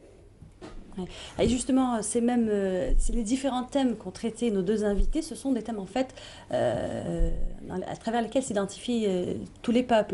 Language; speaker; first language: French; native; French